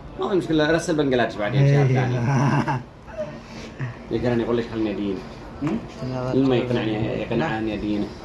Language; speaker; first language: Arabic; non-native, learner; Bangla